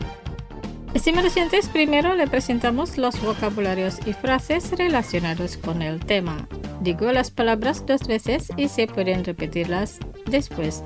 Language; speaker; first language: Spanish; non-native, fluent; Indonesian